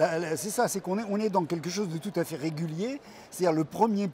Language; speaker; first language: French; native; French